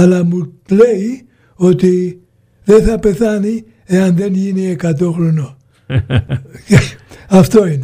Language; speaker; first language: Greek; early bilingual, heritage; Greek